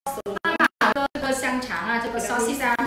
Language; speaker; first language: Chinese; non-native, fluent; Vietnamese